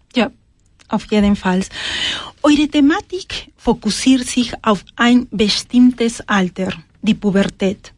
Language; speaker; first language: German; non-native, fluent; Spanish